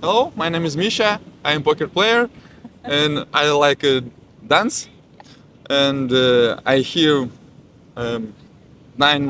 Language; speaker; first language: English; non-native, learner; Russian